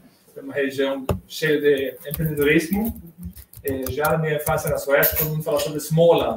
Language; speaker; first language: Portuguese; non-native, fluent; Swedish